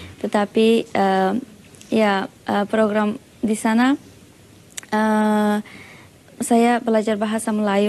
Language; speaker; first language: Indonesian; non-native, fluent; Uzbek